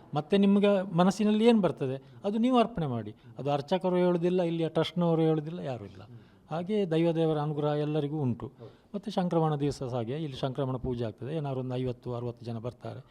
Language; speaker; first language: Kannada; native; Kannada